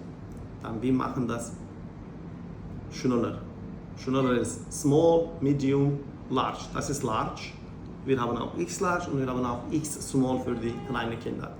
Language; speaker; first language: German; non-native, learner; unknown